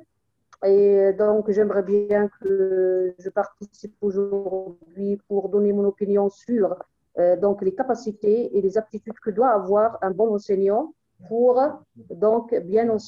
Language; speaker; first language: French; non-native, local second language; Arabic